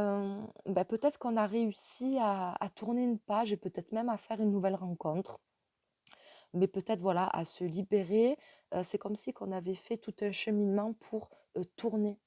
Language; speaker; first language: French; native; French